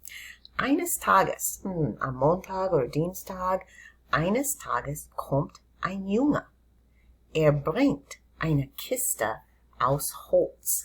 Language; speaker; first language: German; non-native, fluent; English